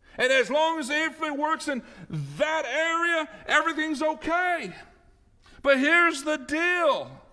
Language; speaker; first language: English; native; English